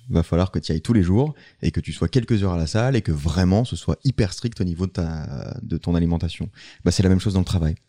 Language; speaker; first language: French; native; French